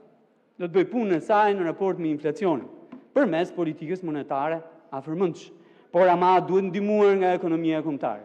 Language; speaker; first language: Albanian; native; Albanian